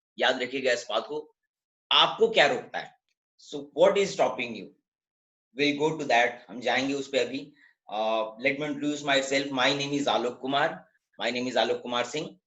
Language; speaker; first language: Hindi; native; Hindi